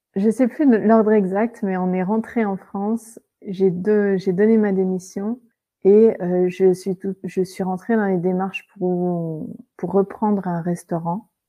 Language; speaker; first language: French; native; French